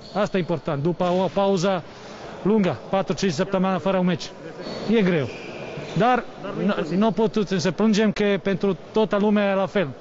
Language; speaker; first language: Romanian; non-native, fluent; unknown